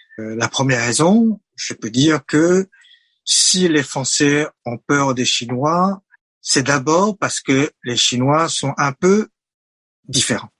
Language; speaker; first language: French; non-native, fluent; Chinese